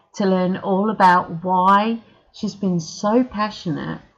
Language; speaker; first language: English; native; English